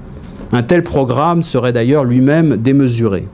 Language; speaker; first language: French; native; French